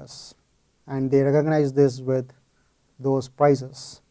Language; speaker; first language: English; non-native, fluent; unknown